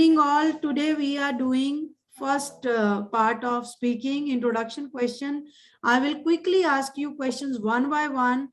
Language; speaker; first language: English; non-native, local second language; Hindi